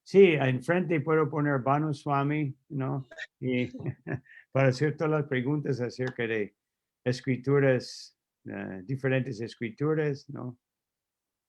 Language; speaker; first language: Spanish; non-native, fluent; English